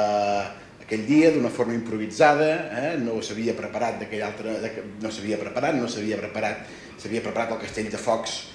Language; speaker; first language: Catalan; native; Catalan